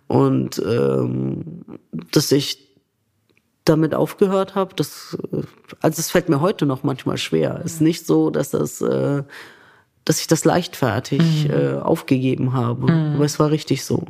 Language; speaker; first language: German; native; German